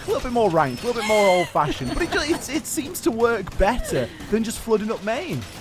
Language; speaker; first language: English; native; English